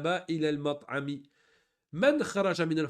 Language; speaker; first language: Arabic; non-native, fluent; French